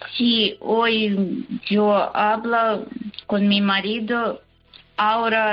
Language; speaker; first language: Spanish; non-native, learner; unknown